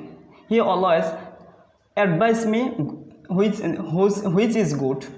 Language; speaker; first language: English; non-native, learner; Bangla